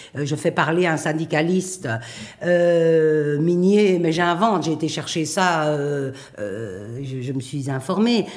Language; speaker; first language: French; native; French